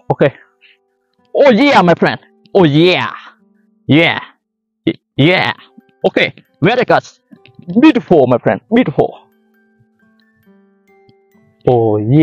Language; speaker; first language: English; non-native, learner; Vietnamese